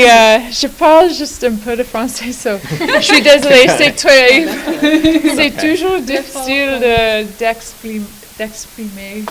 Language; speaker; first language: French; non-native, learner; English